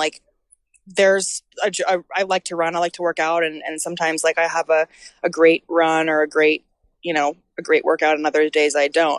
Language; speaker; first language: English; native; English